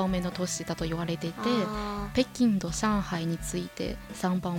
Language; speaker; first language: Japanese; non-native, fluent; Chinese